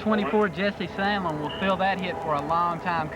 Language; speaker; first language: English; native; English